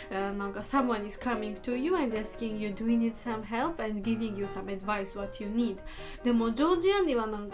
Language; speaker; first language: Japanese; non-native, learner; Georgian